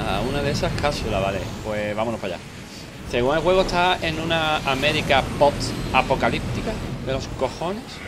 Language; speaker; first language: Spanish; native; Spanish